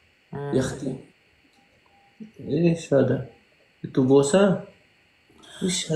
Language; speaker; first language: Indonesian; non-native, fluent; Arabic